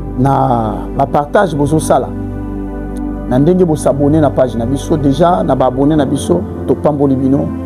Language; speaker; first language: Lingala; native; Lingala